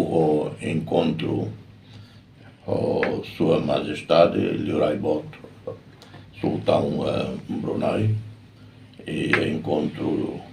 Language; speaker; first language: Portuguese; non-native, local second language; Tetum